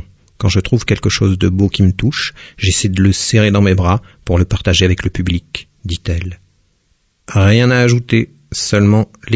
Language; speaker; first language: French; native; French